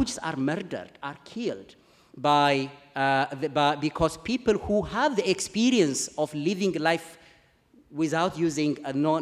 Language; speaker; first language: English; non-native, fluent; Amharic